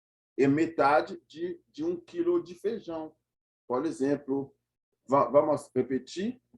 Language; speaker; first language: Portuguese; non-native, fluent; Haitian Creole